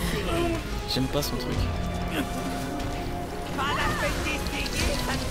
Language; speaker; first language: French; native; French